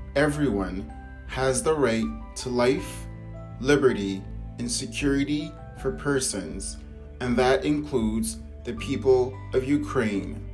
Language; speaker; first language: English; native; English